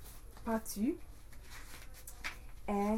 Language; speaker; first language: French; non-native, learner; English